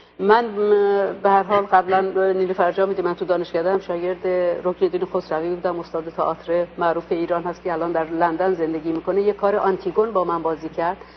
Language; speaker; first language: Persian; non-native, local second language; Azerbaijani